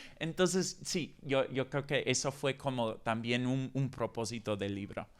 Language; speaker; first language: Spanish; non-native, fluent; English